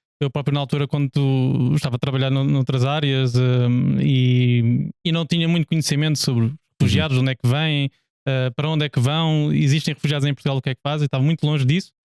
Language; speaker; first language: Portuguese; native; Portuguese